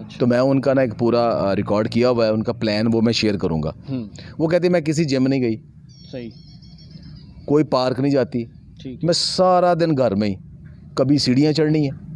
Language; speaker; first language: Urdu; non-native, local second language; Punjabi